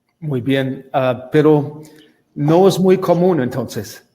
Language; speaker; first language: Spanish; non-native, learner; English